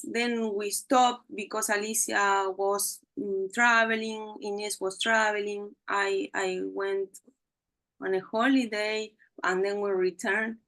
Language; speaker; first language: English; non-native, learner; Spanish